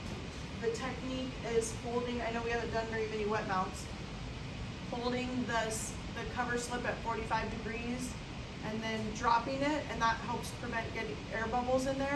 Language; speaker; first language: English; native; English